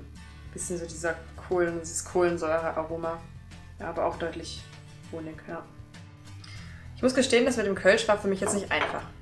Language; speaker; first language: German; native; German